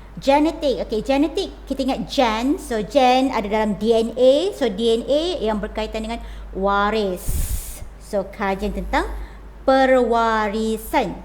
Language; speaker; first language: Malay; native; Malay